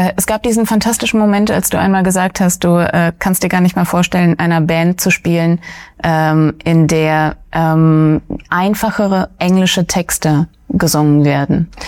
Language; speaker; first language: German; early bilingual, other home language; Russian